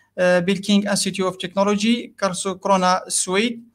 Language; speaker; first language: English; non-native, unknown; Arabic